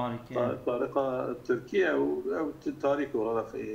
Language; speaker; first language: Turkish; non-native, local second language; Kurdish